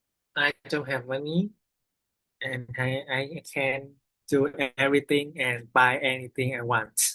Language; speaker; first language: English; non-native, learner; Vietnamese